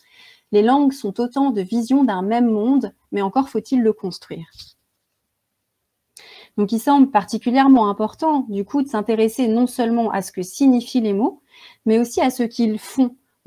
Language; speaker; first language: French; native; French